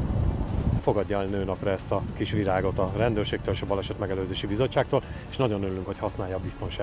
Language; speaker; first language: Hungarian; native; Hungarian